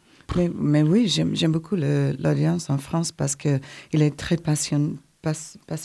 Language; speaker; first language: French; non-native, learner; English